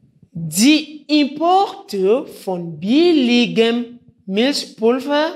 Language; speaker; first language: German; non-native, fluent; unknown